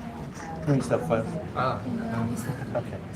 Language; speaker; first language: English; non-native, learner; Thai